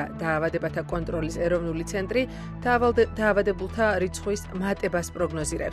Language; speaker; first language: Georgian; native; Georgian